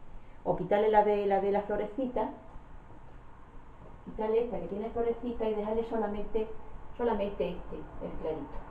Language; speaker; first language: Spanish; native; Spanish